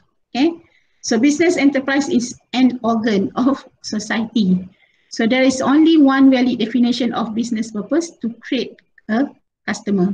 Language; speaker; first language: English; non-native, local second language; Malay